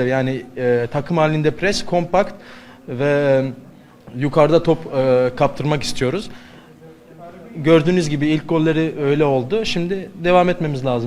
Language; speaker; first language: Turkish; non-native, learner; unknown